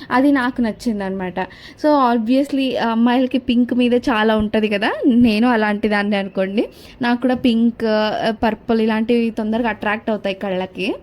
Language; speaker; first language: Telugu; non-native, local second language; Kannada